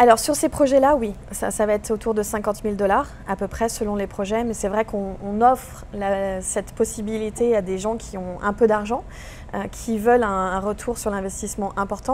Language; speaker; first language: French; native; French